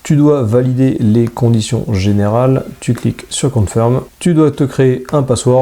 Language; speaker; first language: French; native; French